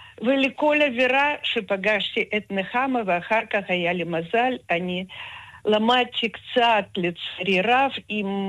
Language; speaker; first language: Hebrew; non-native, fluent; Russian